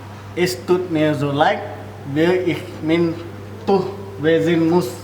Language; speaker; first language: German; non-native, learner; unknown